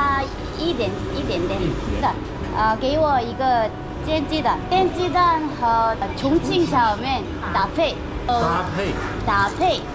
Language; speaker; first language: Chinese; non-native, learner; Korean